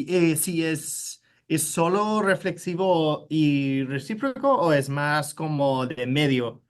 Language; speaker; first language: Spanish; non-native, fluent; English